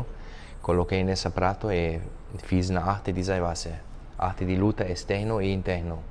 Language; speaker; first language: Portuguese; non-native, fluent; German